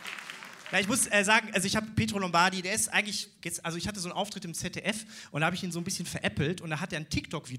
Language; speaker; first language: German; native; German